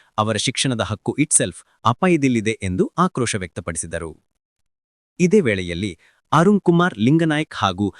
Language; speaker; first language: Kannada; native; Kannada